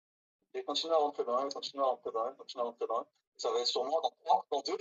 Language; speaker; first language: French; native; French